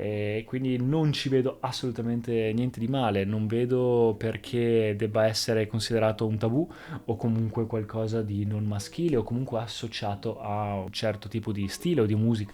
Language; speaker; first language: Italian; native; Italian